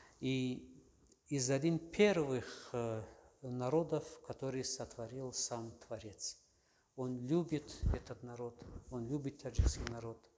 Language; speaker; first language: Russian; non-native, local second language; Tajik